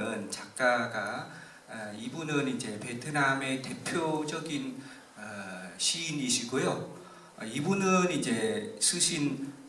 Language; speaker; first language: Korean; non-native, fluent; Vietnamese